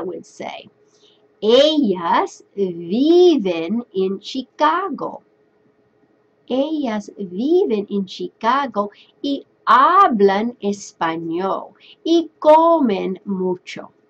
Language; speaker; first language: Spanish; non-native, fluent; English